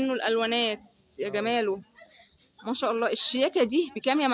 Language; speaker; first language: Arabic; native; Arabic